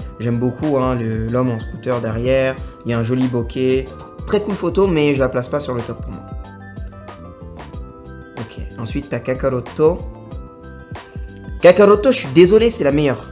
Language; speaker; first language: French; native; French